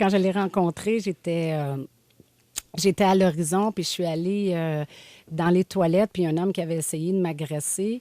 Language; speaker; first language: French; native; French